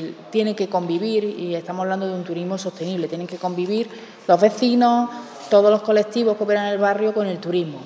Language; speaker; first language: Spanish; native; Spanish